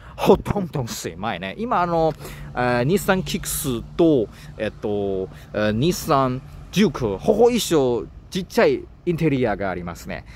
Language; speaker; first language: Japanese; non-native, learner; Chinese